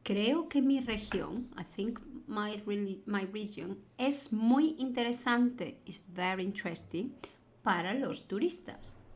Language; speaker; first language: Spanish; non-native, fluent; English